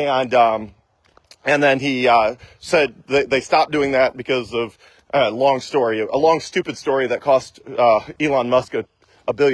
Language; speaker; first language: English; native; English